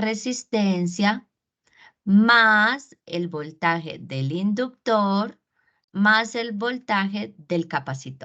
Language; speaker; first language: Spanish; native; Spanish